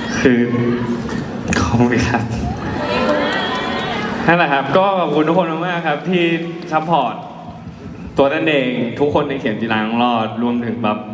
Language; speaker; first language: Thai; native; Thai